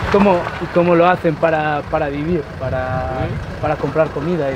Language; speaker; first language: Spanish; native; Spanish